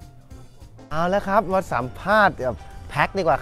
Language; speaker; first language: Thai; native; Thai